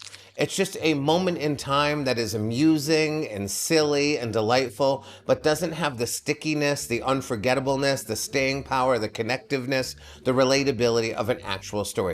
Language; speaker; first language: English; native; English